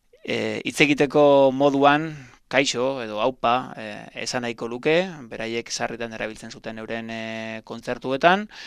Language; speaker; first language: Basque; native; Basque